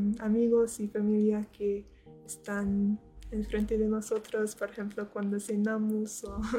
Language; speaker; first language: Spanish; non-native, learner; English